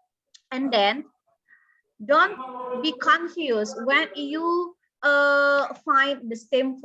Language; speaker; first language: English; non-native, learner; Indonesian